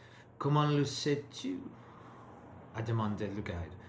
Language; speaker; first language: French; non-native, learner; English